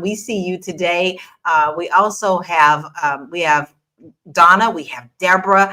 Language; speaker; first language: English; native; English